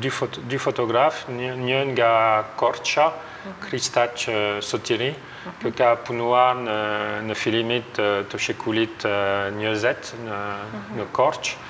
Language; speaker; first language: Albanian; non-native, learner; French